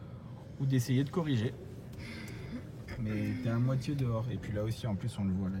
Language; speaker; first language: French; native; French